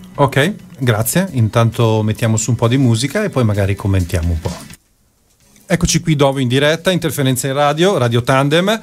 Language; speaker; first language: Italian; native; Italian